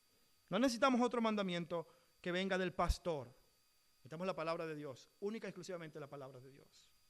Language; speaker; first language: Spanish; native; Spanish